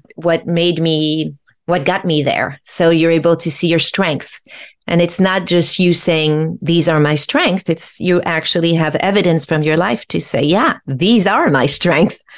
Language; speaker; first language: English; non-native, fluent; French